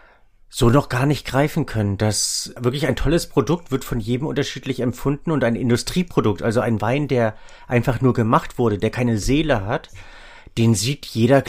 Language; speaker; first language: German; native; German